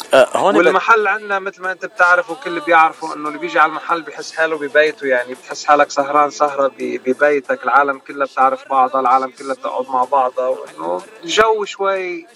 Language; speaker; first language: Arabic; native; Arabic